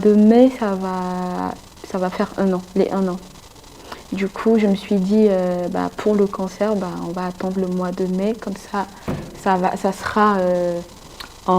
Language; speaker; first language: French; non-native, local second language; Sango